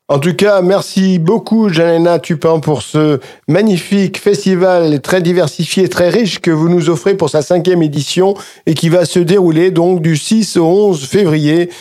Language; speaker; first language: French; native; French